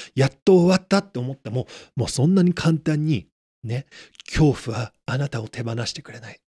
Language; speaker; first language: Japanese; native; Japanese